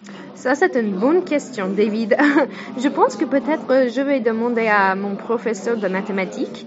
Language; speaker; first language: French; non-native, learner; English